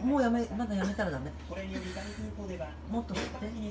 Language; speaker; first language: Japanese; native; Japanese